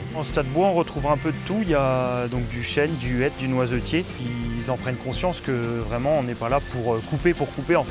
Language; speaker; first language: French; native; French